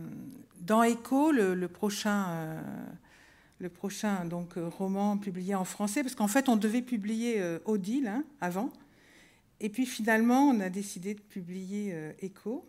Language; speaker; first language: French; native; French